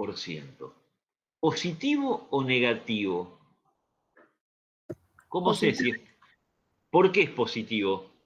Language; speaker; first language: Spanish; native; Spanish